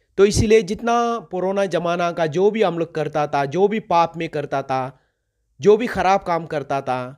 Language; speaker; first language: Hindi; non-native, local second language; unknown